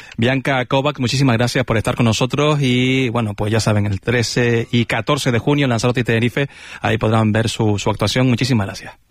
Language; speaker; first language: Spanish; native; Spanish